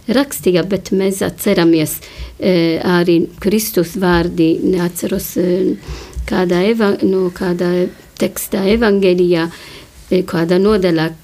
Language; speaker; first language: Latvian; non-native, learner; Maltese